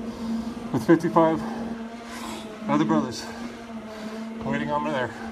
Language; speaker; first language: English; native; English